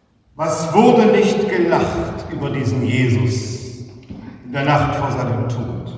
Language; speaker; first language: German; native; German